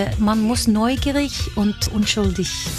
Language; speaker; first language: German; non-native, fluent; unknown